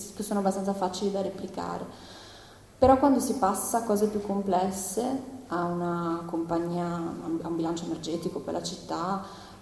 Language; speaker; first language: Italian; non-native, fluent; English